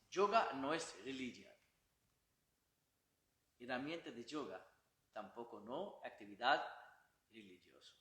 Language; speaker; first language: Spanish; non-native, learner; Bangla